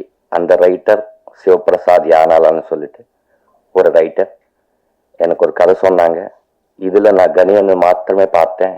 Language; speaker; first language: Tamil; non-native, learner; Telugu